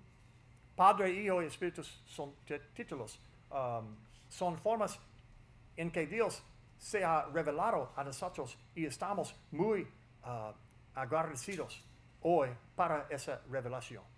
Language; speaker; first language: Spanish; non-native, fluent; English